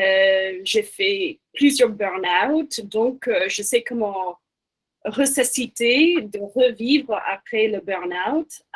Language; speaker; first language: French; non-native, fluent; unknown